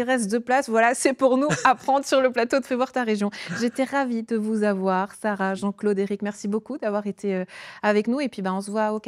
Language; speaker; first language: French; native; French